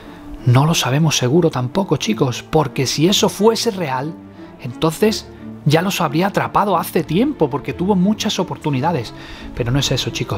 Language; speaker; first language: Spanish; native; Spanish